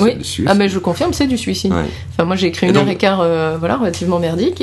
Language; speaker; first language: French; native; French